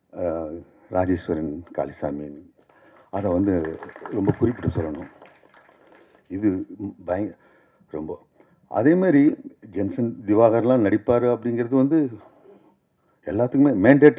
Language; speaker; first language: Tamil; native; Tamil